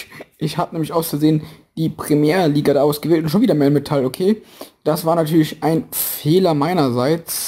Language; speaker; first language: German; native; German